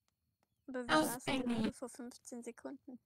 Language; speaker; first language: German; native; German